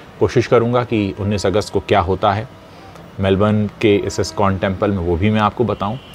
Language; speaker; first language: Hindi; native; Hindi